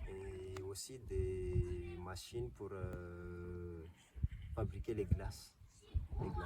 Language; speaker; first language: French; non-native, local second language; Malagasy